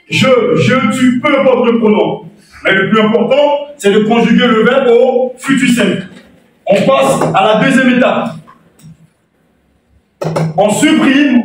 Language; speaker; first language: French; non-native, local second language; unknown